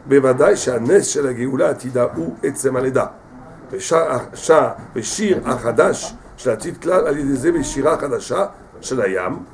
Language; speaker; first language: Hebrew; non-native, fluent; French